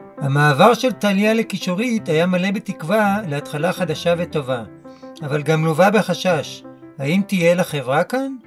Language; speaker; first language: Hebrew; native; Hebrew